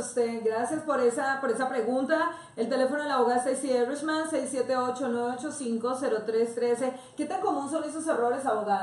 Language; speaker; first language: Spanish; native; Spanish